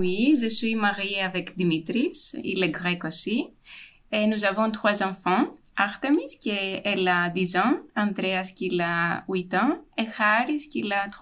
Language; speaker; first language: French; non-native, fluent; Greek